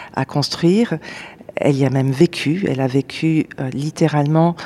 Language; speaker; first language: French; native; French